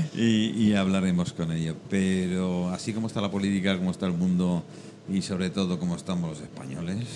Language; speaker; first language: Spanish; native; Spanish